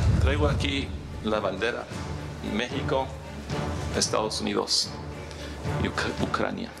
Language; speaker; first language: Spanish; early bilingual, heritage; Spanish